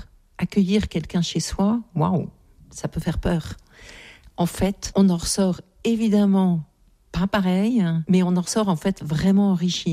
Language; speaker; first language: French; native; French